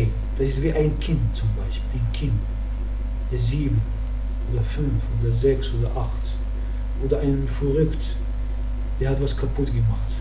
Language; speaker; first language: German; non-native, learner; Arabic